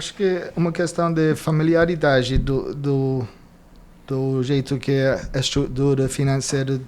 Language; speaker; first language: Portuguese; non-native, fluent; English